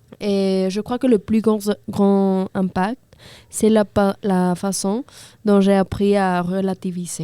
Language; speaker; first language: French; non-native, fluent; Spanish